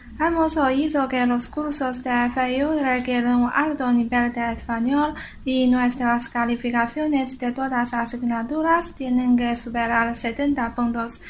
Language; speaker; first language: Spanish; non-native, learner; Chinese